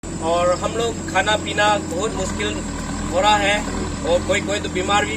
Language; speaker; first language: Hindi; non-native, local second language; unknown